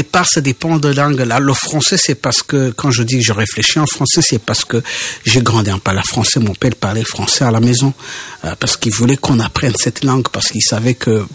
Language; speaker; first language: French; non-native, local second language; Kinyarwanda